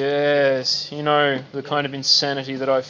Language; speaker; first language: English; native; English